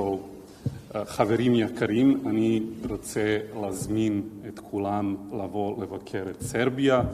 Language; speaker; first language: Hebrew; non-native, learner; Serbian